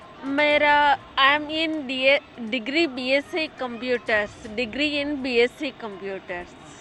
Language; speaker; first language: Hindi; non-native, local second language; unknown